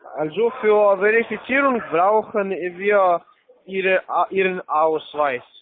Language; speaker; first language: German; non-native, learner; Russian